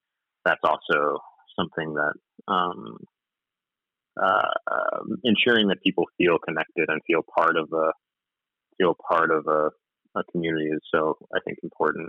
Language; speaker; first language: English; native; English